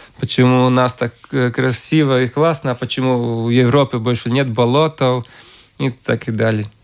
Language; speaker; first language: Russian; non-native, local second language; Latvian